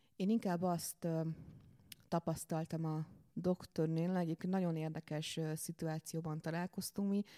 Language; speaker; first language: Hungarian; native; Hungarian